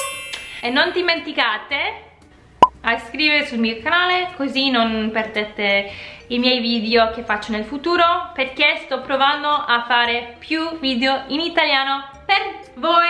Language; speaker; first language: Italian; non-native, fluent; English